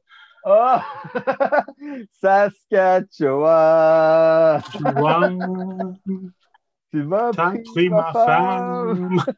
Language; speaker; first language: French; native; French